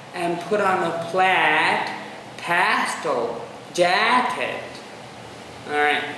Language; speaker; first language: English; non-native, fluent; Vietnamese